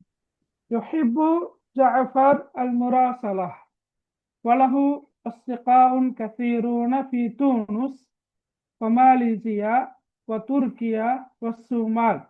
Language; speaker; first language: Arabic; non-native, fluent; Tamil